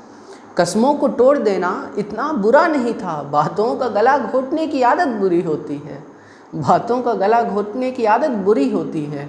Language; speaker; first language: Hindi; native; Hindi